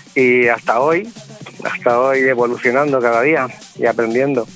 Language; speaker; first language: Spanish; native; Spanish